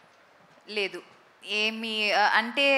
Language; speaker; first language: Telugu; non-native, local second language; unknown